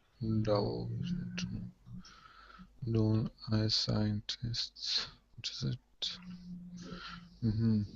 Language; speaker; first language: English; non-native, learner; Russian